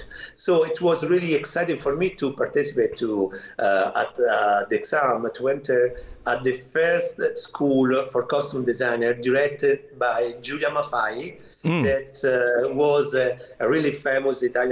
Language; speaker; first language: English; non-native, fluent; Italian